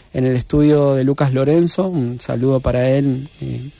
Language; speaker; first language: Spanish; native; Spanish